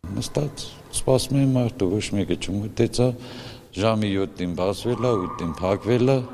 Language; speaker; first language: Armenian; native; Armenian